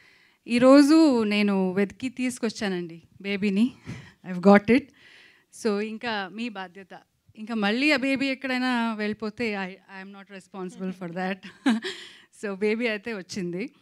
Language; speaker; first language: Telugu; non-native, local second language; Kannada